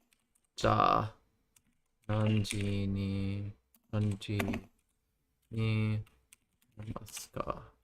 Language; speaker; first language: Japanese; non-native, learner; English